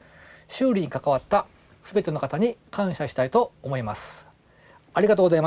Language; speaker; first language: Japanese; native; Japanese